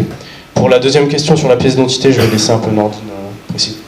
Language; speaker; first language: French; native; French